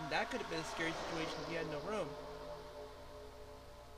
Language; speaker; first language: English; native; English